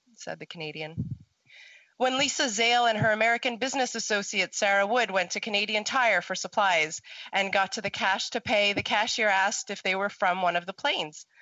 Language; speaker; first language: English; native; English